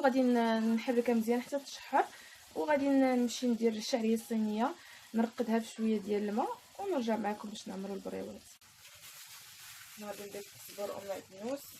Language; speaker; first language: Arabic; native; Arabic